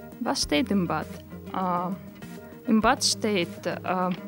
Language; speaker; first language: German; non-native, learner; Russian